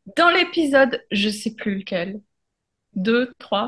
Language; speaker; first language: French; native; French